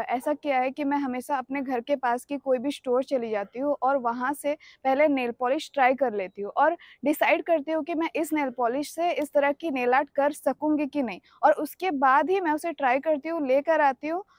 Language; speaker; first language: Hindi; non-native, local second language; Odia